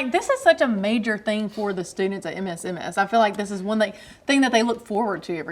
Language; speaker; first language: English; native; English